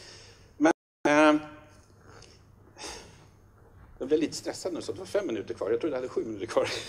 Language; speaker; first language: Swedish; native; Swedish